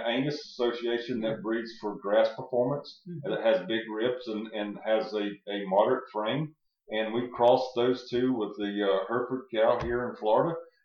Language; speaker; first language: English; native; English